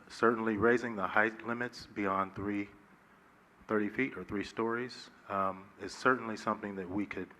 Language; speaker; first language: English; native; English